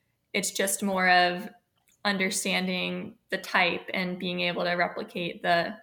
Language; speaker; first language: English; native; English